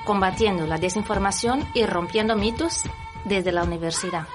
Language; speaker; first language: Spanish; native; Spanish